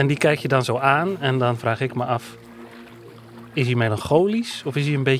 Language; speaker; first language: Dutch; native; Dutch